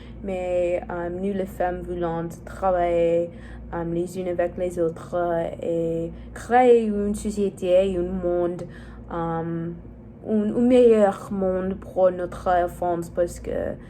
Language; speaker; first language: French; non-native, learner; English